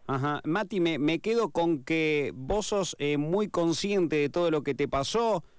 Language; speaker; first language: Spanish; native; Spanish